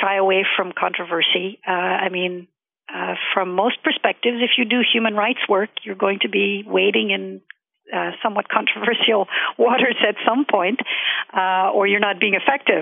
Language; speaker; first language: English; non-native, local second language; Urdu